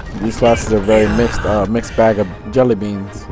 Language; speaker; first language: English; native; English